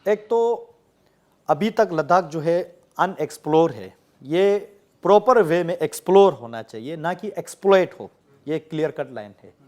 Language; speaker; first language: Hindi; non-native, local second language; Ladakhi